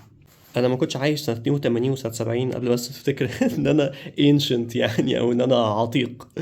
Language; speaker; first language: Arabic; native; Arabic